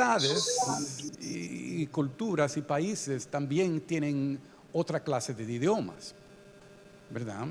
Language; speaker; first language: Spanish; early bilingual, heritage; Spanish